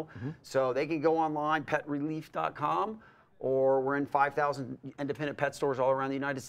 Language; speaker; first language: English; native; English